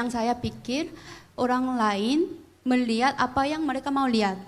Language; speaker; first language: Indonesian; non-native, fluent; Korean